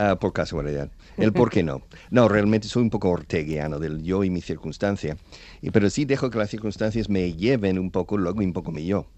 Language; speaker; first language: Spanish; non-native, fluent; English